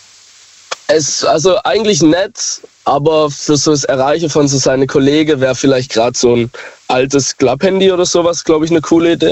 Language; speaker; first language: German; native; German